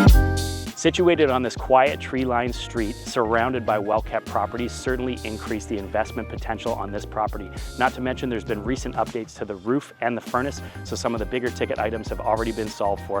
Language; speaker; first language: English; native; English